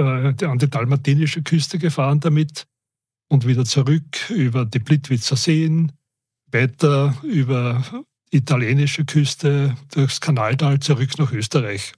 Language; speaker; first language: German; native; German